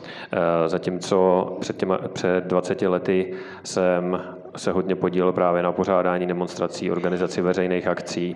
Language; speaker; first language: Czech; native; Czech